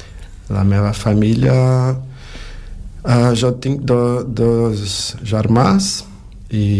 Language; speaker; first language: Catalan; non-native, fluent; Portuguese